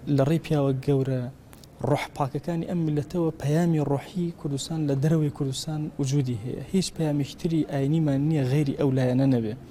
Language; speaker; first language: Central Kurdish; non-native, local second language; Gurani